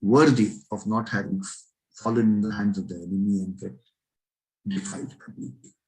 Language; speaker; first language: English; non-native, local second language; Marathi